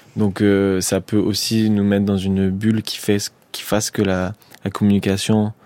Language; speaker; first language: French; native; French